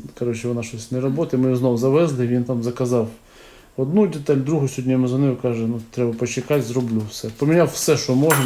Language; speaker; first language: Ukrainian; native; Ukrainian